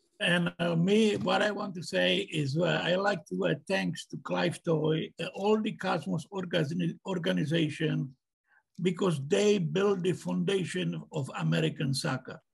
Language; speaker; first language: English; non-native, learner; Czech